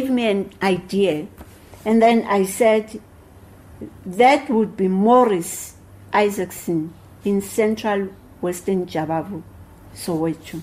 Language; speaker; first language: English; non-native, local second language; Zulu